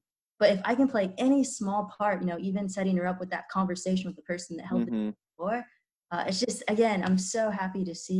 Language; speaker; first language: English; native; English